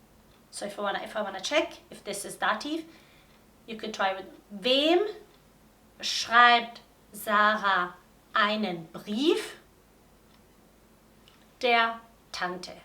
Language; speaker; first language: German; non-native, fluent; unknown